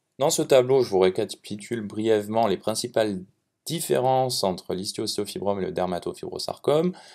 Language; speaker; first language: French; native; French